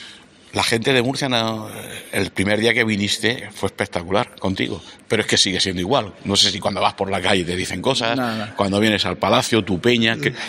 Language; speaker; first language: Spanish; native; Spanish